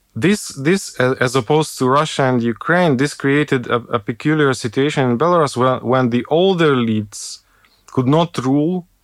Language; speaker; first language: English; non-native, fluent; Ukrainian